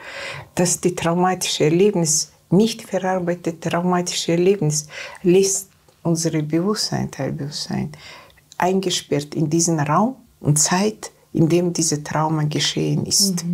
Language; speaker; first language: German; non-native, learner; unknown